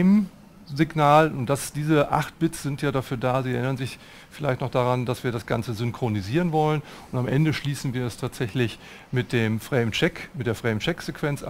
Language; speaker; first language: German; native; German